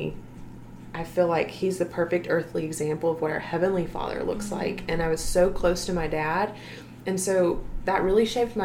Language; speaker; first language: English; native; English